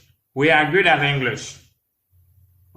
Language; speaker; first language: English; non-native, learner; Haitian Creole